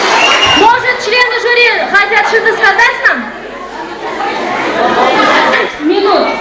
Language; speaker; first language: Russian; non-native, local second language; Uzbek